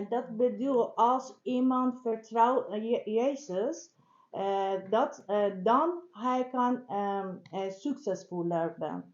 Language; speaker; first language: Dutch; non-native, learner; Persian